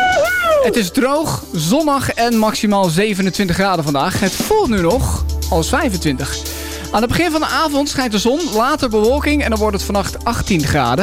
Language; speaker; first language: Dutch; native; Dutch